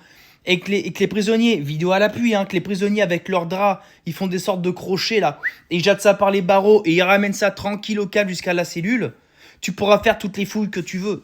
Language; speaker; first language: French; native; French